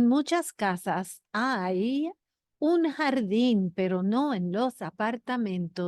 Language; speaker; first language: Spanish; non-native, fluent; English